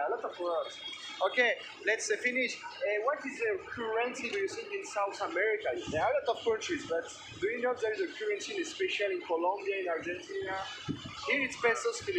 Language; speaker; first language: English; non-native, learner; French